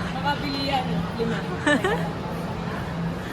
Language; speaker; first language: Filipino; native; Filipino